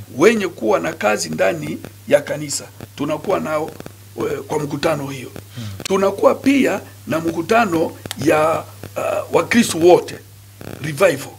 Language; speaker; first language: Swahili; non-native, local second language; Nande